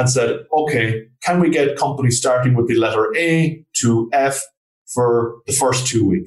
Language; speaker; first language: English; native; English